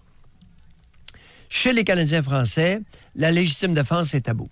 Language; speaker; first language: French; native; French